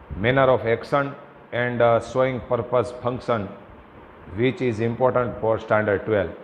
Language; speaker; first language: English; non-native, local second language; Gujarati